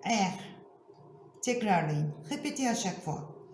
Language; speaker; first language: French; non-native, fluent; Turkish